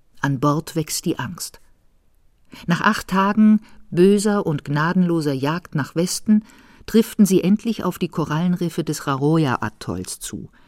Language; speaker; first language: German; native; German